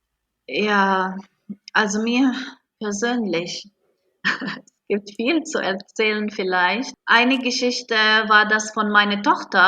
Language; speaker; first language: German; non-native, fluent; Arabic